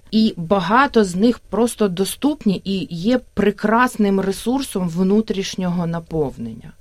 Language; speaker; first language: Ukrainian; native; Ukrainian